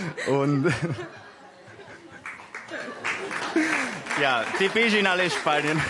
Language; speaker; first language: German; non-native, learner; Spanish